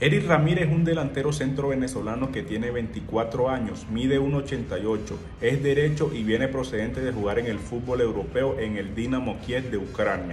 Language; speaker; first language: Spanish; native; Spanish